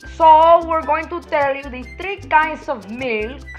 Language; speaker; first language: English; early bilingual, other home language; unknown